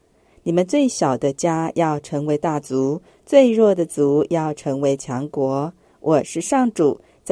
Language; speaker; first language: Chinese; native; Chinese